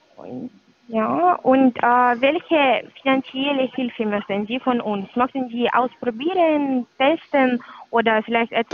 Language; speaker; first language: German; non-native, learner; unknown